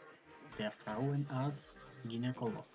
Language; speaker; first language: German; non-native, fluent; Macedonian